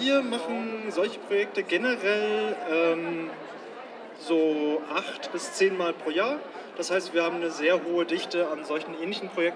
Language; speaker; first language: German; native; German